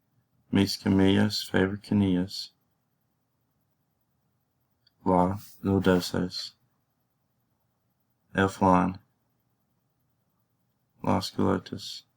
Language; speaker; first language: Spanish; non-native, learner; English